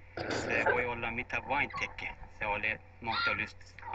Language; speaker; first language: Finnish; non-native, learner; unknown